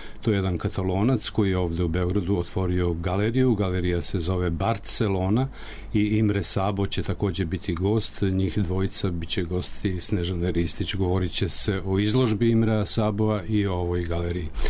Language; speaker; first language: Serbian; native; Serbian